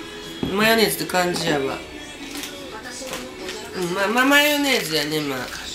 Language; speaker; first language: Japanese; native; Japanese